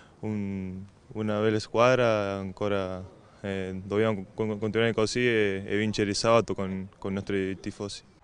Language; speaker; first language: Italian; non-native, learner; Spanish